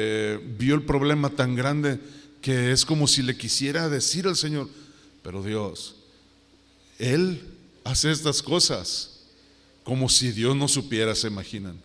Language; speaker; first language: Spanish; native; Spanish